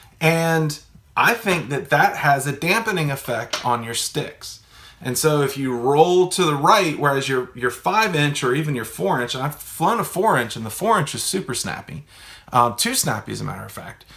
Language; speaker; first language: English; native; English